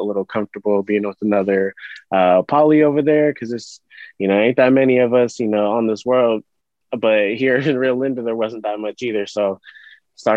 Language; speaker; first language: English; native; English